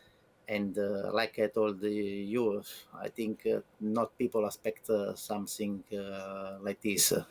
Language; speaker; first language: English; non-native, learner; Italian